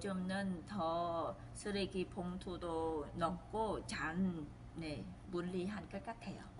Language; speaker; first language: Korean; non-native, fluent; Vietnamese